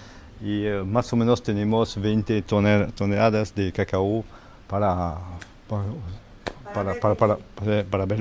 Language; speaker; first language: Spanish; non-native, fluent; French